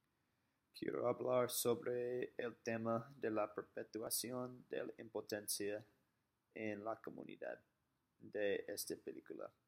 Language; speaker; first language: Spanish; non-native, learner; English